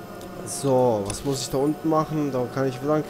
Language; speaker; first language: German; native; German